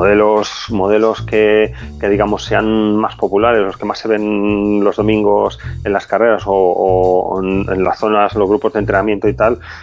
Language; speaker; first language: Spanish; native; Spanish